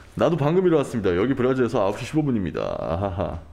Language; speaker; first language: Korean; non-native, fluent; Portuguese